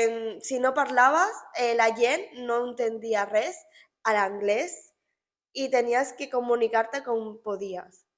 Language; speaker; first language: Catalan; non-native, local second language; Spanish